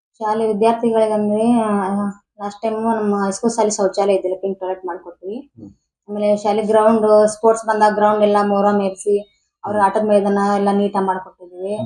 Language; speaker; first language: Kannada; native; Kannada